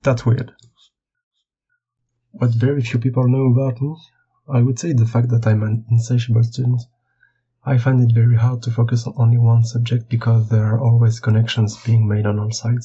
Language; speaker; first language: English; non-native, fluent; French